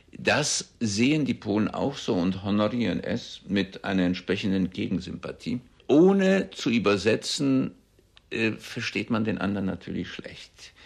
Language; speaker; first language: German; early bilingual, heritage; German